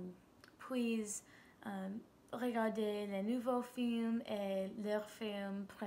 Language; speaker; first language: French; non-native, learner; English